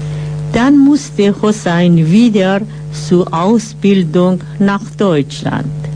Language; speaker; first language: German; non-native, fluent; Persian